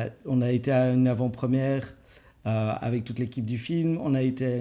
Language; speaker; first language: French; native; French